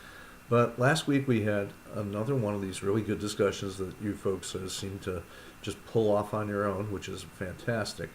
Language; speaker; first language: English; native; English